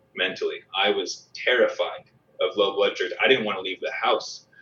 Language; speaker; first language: English; native; English